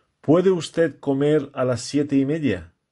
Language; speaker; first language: Spanish; non-native, fluent; Russian